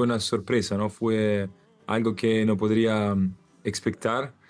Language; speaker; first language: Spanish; non-native, learner; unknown